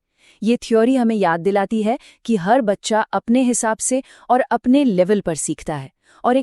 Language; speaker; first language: Hindi; native; Hindi